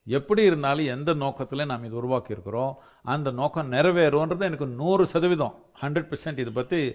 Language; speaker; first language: Tamil; non-native, local second language; Telugu